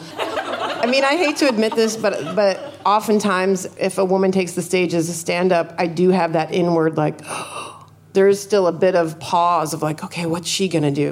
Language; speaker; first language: English; native; English